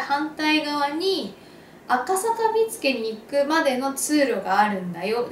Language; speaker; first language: Japanese; native; Japanese